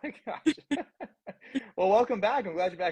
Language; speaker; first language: English; native; English